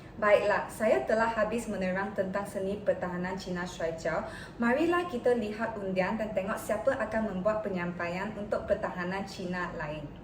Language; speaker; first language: Malay; non-native, local second language; Chinese